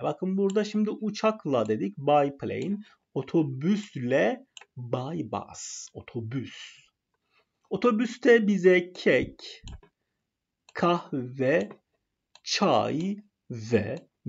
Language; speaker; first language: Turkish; non-native, fluent; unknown